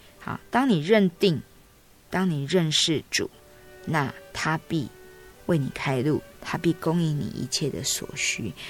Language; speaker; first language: Chinese; native; Chinese